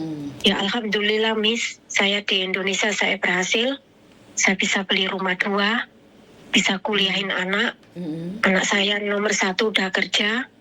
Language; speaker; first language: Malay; non-native, local second language; Javanese